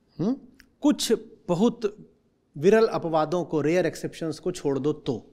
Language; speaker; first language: Hindi; native; Hindi